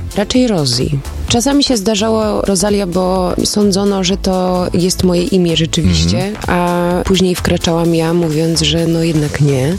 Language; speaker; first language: Polish; early bilingual, heritage; Polish